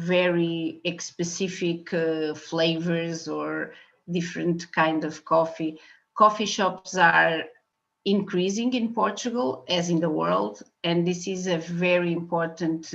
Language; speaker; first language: English; non-native, fluent; Portuguese